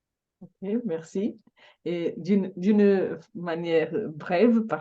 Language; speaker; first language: French; non-native, fluent; Portuguese